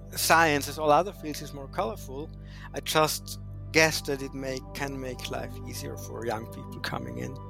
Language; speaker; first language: English; non-native, fluent; German